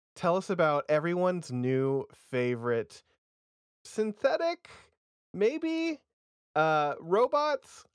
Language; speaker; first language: English; native; English